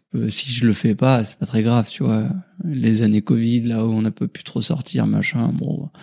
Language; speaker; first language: French; native; French